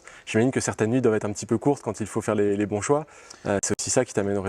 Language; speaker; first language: French; native; French